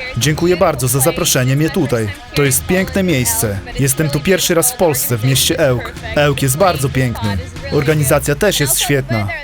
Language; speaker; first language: Polish; non-native, fluent; Latvian